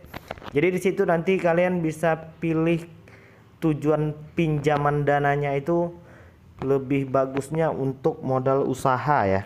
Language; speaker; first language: Indonesian; native; Indonesian